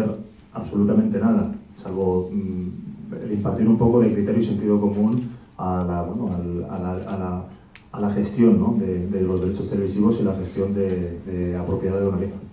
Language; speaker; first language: Spanish; native; Spanish